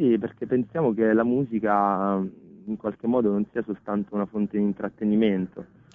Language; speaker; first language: Italian; native; Italian